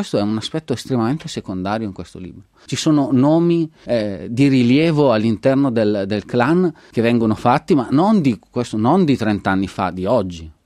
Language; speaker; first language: Italian; native; Italian